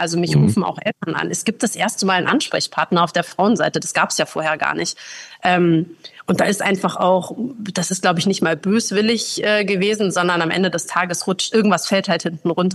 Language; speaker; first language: German; native; German